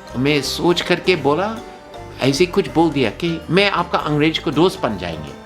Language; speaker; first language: Hindi; non-native, fluent; English